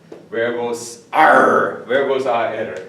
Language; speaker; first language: Spanish; non-native, fluent; English